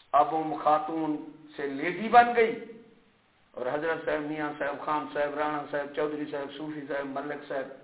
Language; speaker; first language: Urdu; non-native, local second language; Punjabi